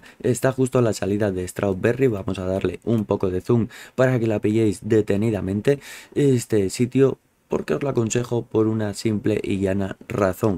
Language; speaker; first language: Spanish; native; Spanish